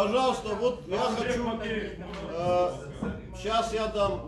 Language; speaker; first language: Russian; native; Russian